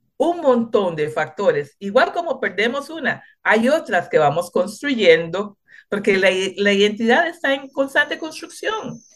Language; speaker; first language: Spanish; non-native, local second language; Jamaican Creole English